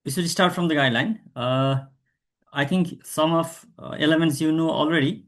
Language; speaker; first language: English; non-native, local second language; Nepali